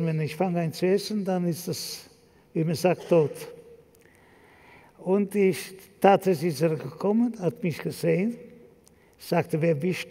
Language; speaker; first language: German; non-native, fluent; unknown